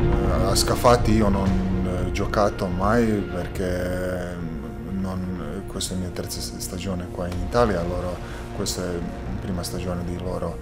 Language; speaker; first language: Italian; non-native, learner; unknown